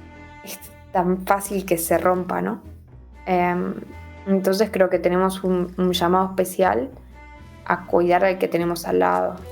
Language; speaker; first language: Spanish; native; Spanish